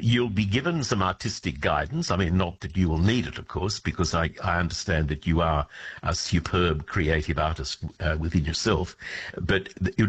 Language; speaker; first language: English; native; English